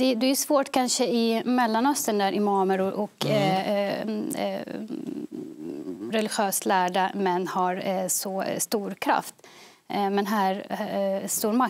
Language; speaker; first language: Swedish; early bilingual, other home language; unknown